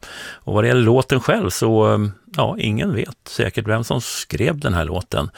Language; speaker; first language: Swedish; native; Swedish